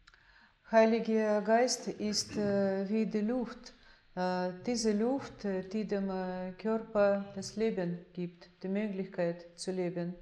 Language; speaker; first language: German; non-native, fluent; Russian